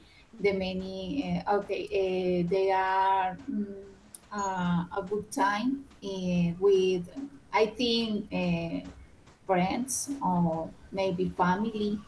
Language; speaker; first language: English; non-native, learner; Spanish